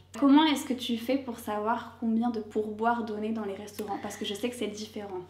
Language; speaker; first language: French; native; French